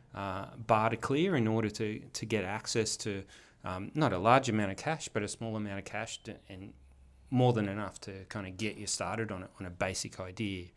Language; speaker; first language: English; native; English